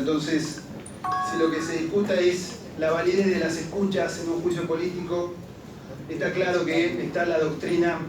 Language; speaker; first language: Spanish; native; Spanish